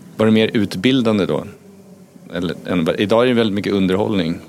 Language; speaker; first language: Swedish; native; Swedish